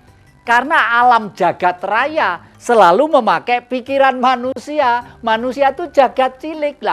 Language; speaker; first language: Indonesian; native; Indonesian